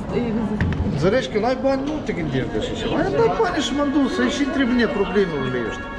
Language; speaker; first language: Romanian; native; Romanian